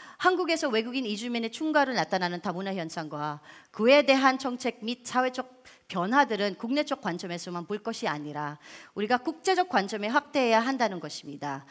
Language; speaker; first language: Korean; non-native, fluent; Filipino